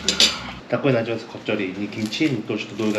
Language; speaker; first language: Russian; non-native, learner; Korean